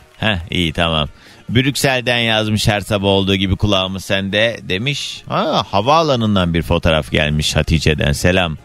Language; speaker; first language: Turkish; native; Turkish